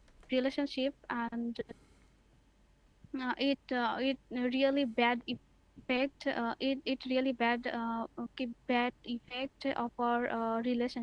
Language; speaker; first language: English; non-native, learner; Bangla